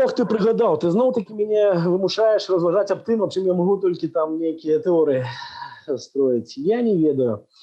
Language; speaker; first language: Belarusian; non-native, local second language; Russian